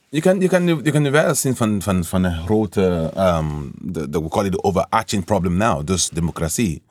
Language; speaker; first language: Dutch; non-native, learner; English